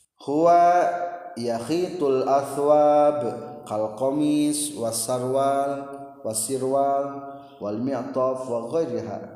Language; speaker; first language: Arabic; non-native, fluent; Indonesian